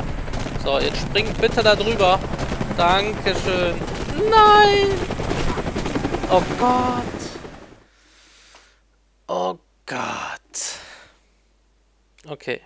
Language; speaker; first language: German; native; German